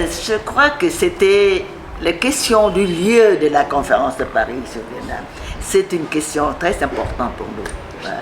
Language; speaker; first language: French; non-native, fluent; Vietnamese